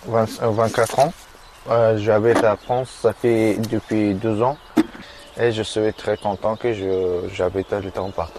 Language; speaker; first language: French; non-native, learner; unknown